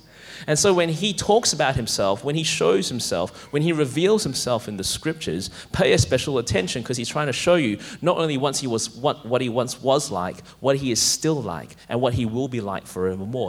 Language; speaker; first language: English; native; English